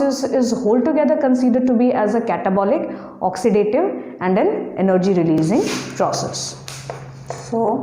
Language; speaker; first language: English; non-native, local second language; Hindi